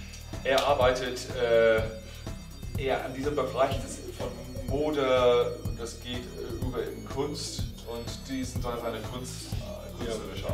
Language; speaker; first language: German; non-native, learner; English